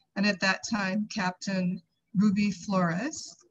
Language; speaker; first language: English; native; English